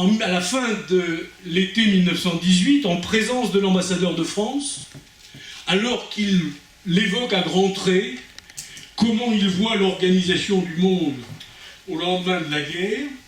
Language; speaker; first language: French; native; French